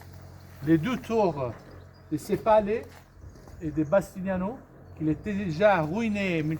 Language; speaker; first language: French; non-native, fluent; Italian